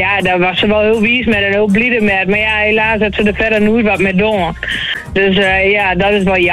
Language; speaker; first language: Dutch; native; Dutch